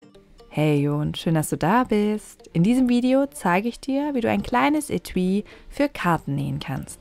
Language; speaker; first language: German; native; German